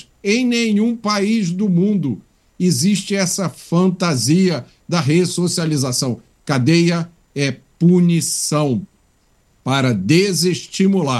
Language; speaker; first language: Portuguese; native; Portuguese